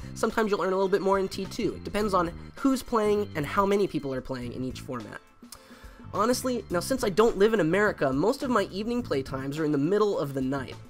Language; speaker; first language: English; native; English